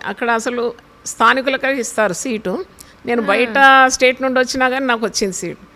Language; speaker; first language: Telugu; non-native, local second language; Malayalam